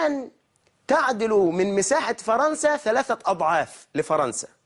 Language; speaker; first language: Arabic; native; Arabic